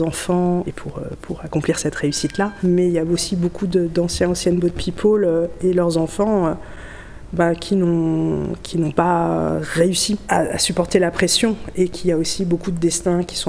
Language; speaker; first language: French; native; French